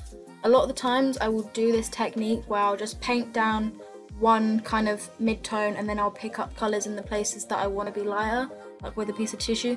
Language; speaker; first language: English; native; English